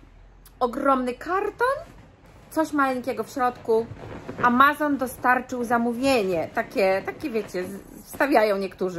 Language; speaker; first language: Polish; native; Polish